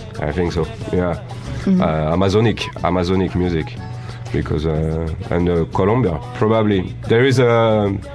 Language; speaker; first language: English; non-native, learner; French